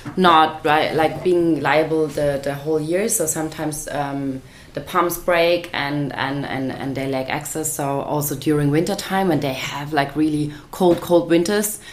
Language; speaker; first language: English; non-native, fluent; German